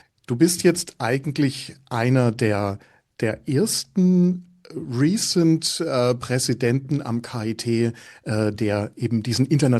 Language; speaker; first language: German; native; German